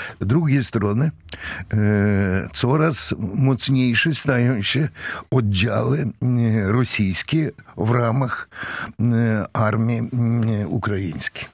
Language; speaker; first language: Polish; non-native, fluent; Russian